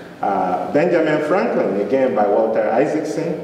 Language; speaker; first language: English; non-native, local second language; Yoruba